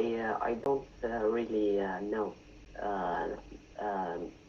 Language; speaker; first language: English; non-native, learner; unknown